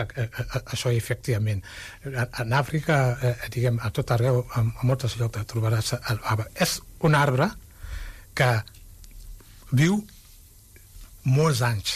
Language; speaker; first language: Catalan; non-native, fluent; Wolof